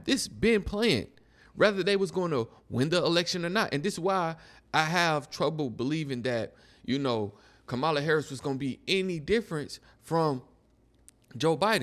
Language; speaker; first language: English; native; English